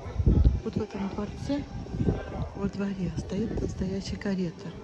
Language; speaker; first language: Russian; native; Russian